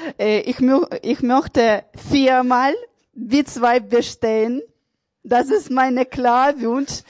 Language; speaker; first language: German; non-native, learner; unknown